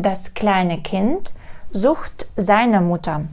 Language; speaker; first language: German; non-native, fluent; Ukrainian